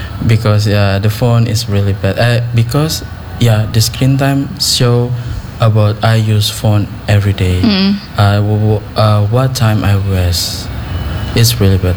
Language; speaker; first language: English; non-native, learner; Indonesian